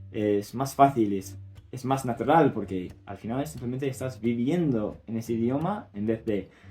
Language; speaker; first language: Spanish; non-native, fluent; English